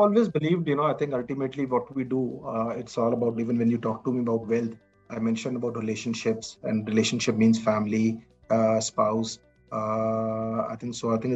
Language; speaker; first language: English; non-native, local second language; Punjabi